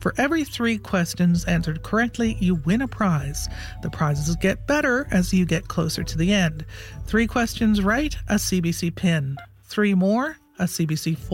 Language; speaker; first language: English; native; English